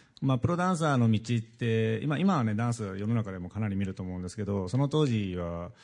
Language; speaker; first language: Japanese; native; Japanese